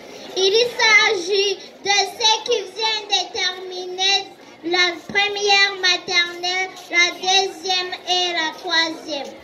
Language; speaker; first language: French; non-native, learner; Kinyarwanda